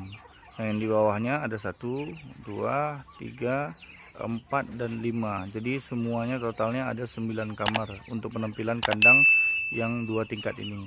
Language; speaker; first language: Indonesian; native; Indonesian